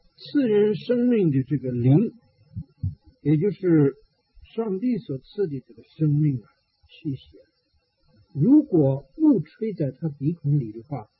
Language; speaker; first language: Chinese; native; Chinese